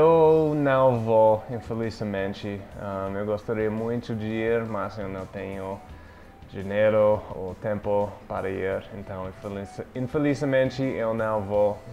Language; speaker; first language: Portuguese; non-native, fluent; English